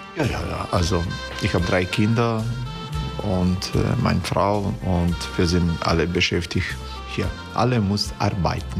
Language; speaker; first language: German; non-native, fluent; Croatian